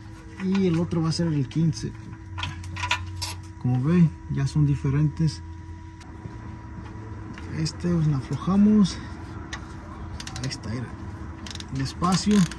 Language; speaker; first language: Spanish; early bilingual, heritage; Spanish